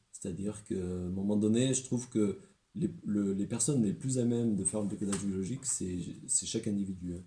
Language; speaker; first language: French; native; French